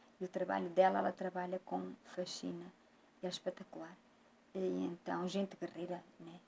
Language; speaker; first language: Portuguese; native; Portuguese